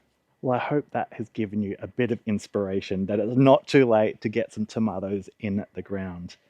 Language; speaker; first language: English; native; English